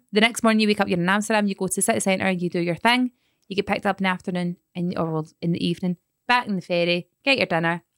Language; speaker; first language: English; native; English